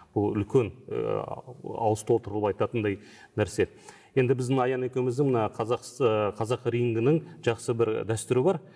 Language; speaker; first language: Kazakh; native; Kazakh